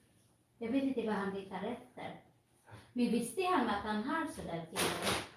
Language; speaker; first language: Swedish; non-native, fluent; Filipino